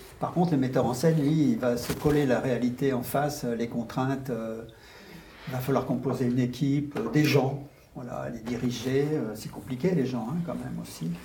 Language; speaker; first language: French; native; French